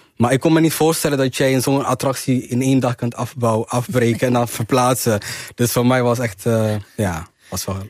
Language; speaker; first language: Dutch; early bilingual, other home language; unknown